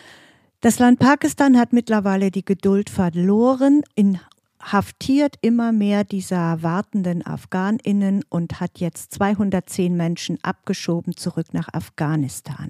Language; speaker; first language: German; native; German